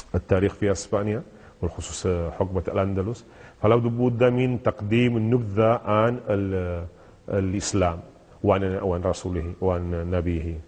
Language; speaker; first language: Arabic; non-native, fluent; Spanish